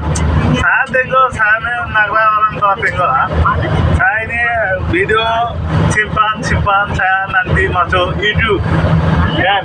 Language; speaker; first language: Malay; non-native, learner; Bangla